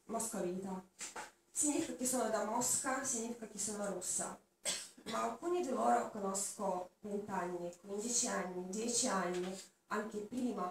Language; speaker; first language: Italian; non-native, learner; Russian